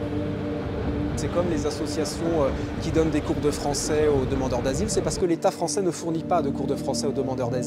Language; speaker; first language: French; native; French